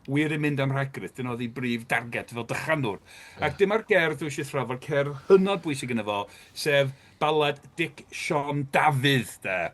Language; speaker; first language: Welsh; native; Welsh